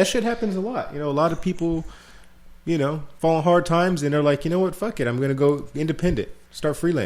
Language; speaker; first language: English; native; English